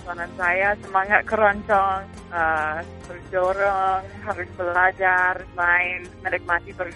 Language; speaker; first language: Indonesian; non-native, fluent; English